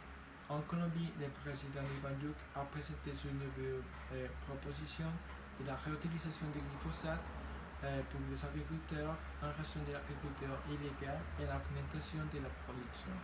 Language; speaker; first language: French; non-native, learner; Spanish